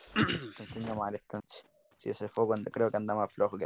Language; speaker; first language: Spanish; native; Spanish